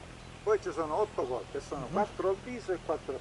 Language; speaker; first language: Italian; native; Italian